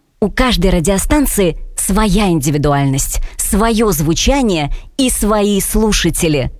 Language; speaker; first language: Russian; native; Russian